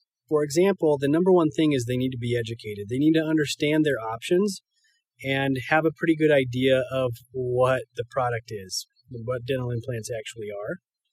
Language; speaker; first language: English; native; English